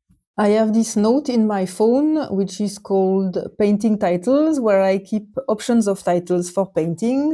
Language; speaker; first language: English; non-native, fluent; French